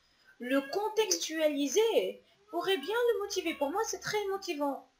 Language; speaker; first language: French; non-native, local second language; Arabic